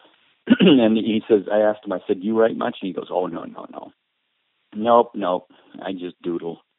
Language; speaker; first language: English; early bilingual, other home language; Spanish